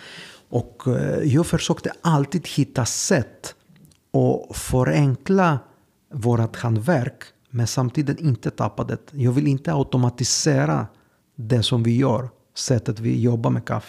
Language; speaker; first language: Swedish; non-native, fluent; Greek